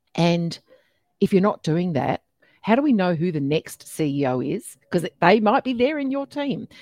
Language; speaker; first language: English; native; English